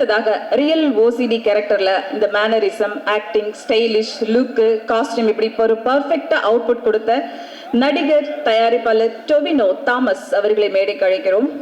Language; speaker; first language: Tamil; native; Tamil